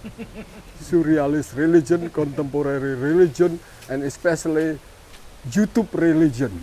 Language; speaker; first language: English; non-native, learner; Indonesian